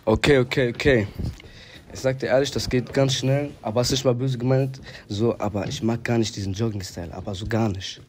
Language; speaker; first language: German; native; German